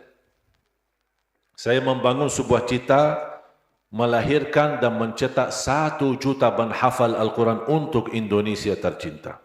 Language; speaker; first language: Indonesian; non-native, fluent; Arabic